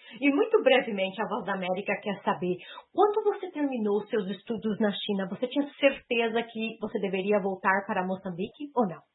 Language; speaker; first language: Portuguese; native; Portuguese